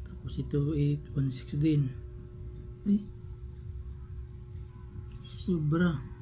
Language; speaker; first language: Filipino; non-native, local second language; Bikol